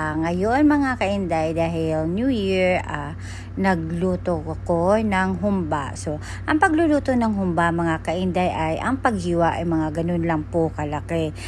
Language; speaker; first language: Filipino; non-native, local second language; Cebuano